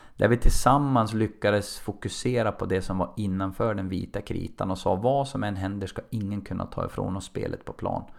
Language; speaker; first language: Swedish; native; Swedish